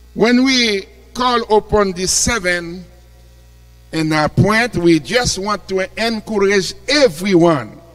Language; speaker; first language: English; non-native, fluent; Haitian Creole